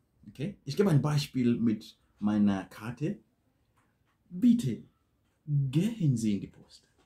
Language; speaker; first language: German; non-native, learner; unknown